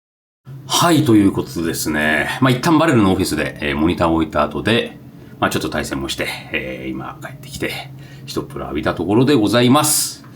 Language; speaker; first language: Japanese; native; Japanese